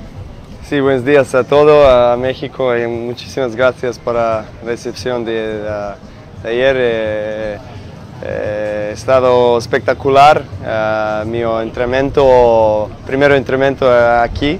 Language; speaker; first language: Spanish; non-native, learner; Serbian